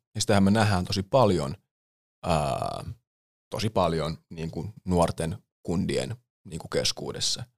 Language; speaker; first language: Finnish; early bilingual, other home language; English